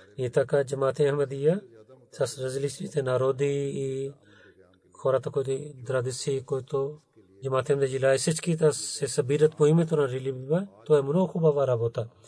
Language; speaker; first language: Bulgarian; non-native, learner; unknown